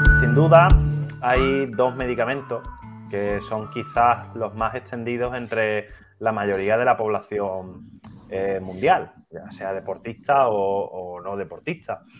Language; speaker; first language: Spanish; native; Spanish